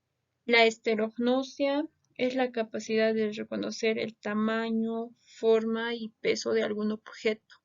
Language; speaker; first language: Spanish; native; Spanish